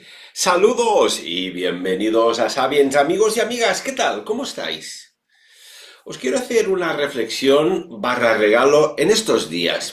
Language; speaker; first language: Spanish; non-native, local second language; Catalan